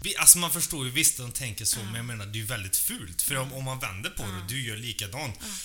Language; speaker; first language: Swedish; native; Swedish